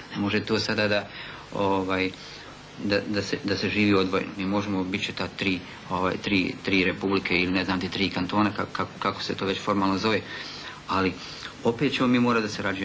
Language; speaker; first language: Bosnian; native; Bosnian